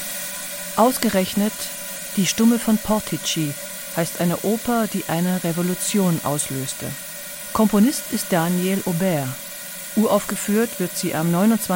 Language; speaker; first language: German; native; German